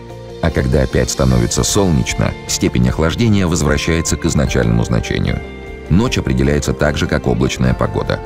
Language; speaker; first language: Russian; native; Russian